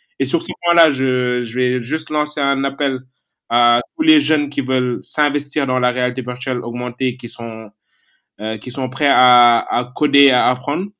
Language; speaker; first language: French; non-native, local second language; Wolof